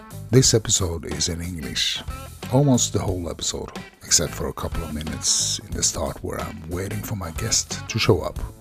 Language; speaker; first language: English; non-native, fluent; Norwegian